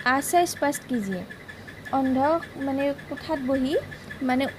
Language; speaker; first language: Hindi; non-native, local second language; Assamese